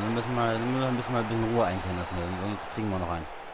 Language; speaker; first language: German; native; German